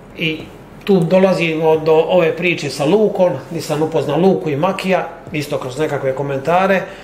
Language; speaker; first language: Croatian; native; Croatian